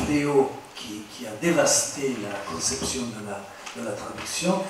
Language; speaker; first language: French; non-native, fluent; Italian